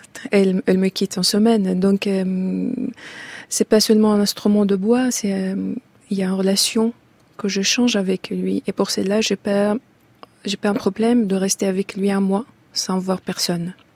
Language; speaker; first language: French; non-native, fluent; Arabic